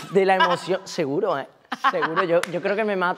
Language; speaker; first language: Spanish; native; Spanish